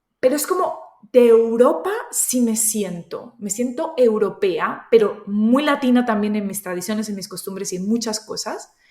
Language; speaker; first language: Spanish; native; Spanish